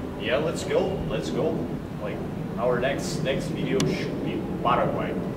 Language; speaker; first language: English; non-native, fluent; Ukrainian